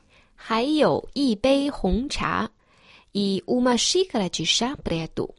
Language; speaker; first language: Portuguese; non-native, fluent; Chinese